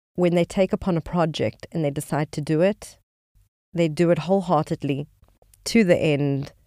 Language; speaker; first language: English; native; English